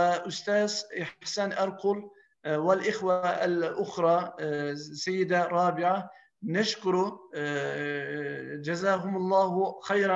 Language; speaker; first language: Arabic; non-native, fluent; Turkish